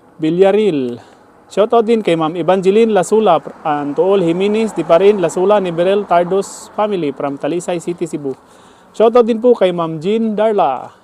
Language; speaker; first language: Filipino; non-native, local second language; Cebuano